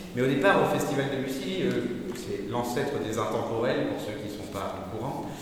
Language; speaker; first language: French; native; French